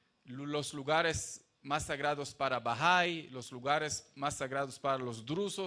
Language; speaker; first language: Spanish; non-native, fluent; Hebrew